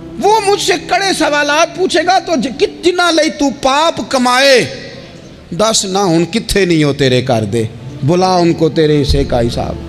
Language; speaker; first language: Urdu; non-native, local second language; Punjabi